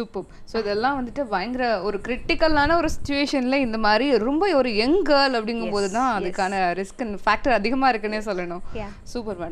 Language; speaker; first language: Tamil; native; Tamil